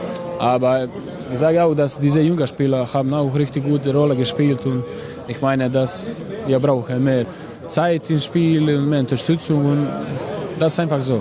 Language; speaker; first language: German; non-native, fluent; Croatian